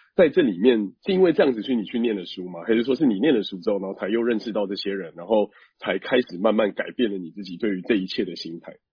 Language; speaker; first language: Chinese; native; Chinese